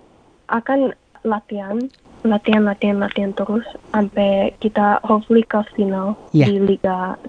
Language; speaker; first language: Indonesian; early bilingual, heritage; English